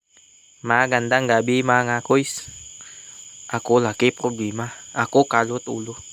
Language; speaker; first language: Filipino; non-native, local second language; Cebuano